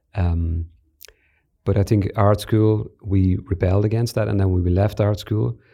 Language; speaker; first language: English; native; English